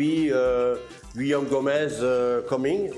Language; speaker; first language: English; non-native, learner; French